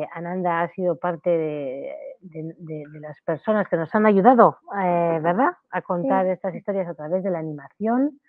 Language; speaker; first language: Spanish; native; Spanish